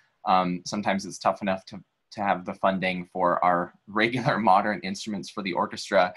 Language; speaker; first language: English; native; English